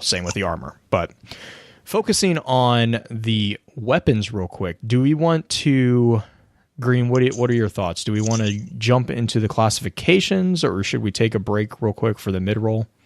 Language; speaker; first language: English; native; English